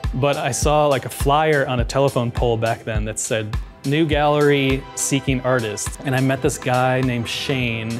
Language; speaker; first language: English; native; English